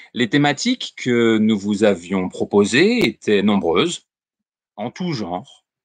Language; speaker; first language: French; native; French